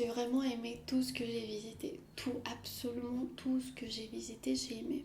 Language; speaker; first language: French; non-native, fluent; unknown